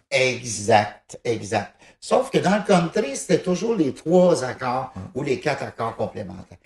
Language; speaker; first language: French; native; French